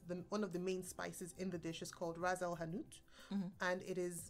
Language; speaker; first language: English; non-native, local second language; Igbo